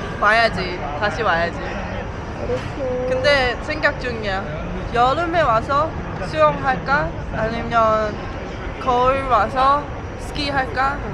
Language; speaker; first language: Korean; non-native, fluent; Cantonese